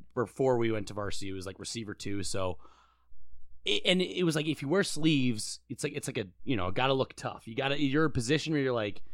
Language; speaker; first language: English; native; English